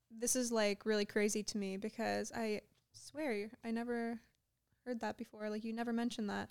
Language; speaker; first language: English; native; English